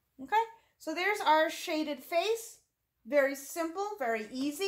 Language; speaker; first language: English; native; English